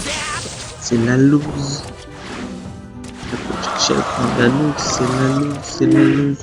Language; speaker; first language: French; native; French